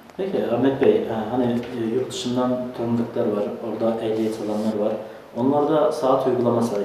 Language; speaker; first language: Turkish; native; Turkish